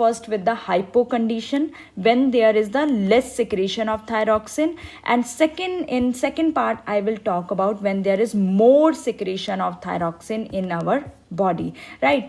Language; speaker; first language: English; non-native, local second language; Hindi